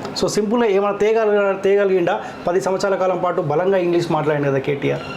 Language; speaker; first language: Telugu; native; Telugu